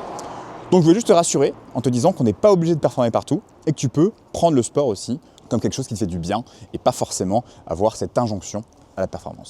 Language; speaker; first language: French; native; French